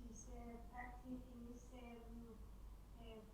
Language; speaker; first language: English; non-native, learner; Thai